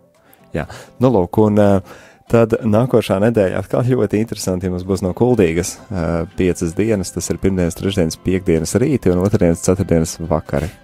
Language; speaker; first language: Latvian; native; Latvian